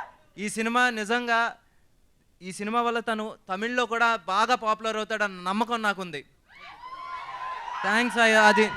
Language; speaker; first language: Telugu; native; Telugu